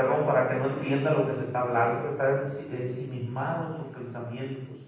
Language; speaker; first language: Spanish; native; Spanish